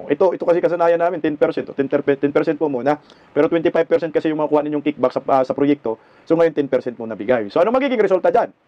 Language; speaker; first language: Filipino; non-native, local second language; Cebuano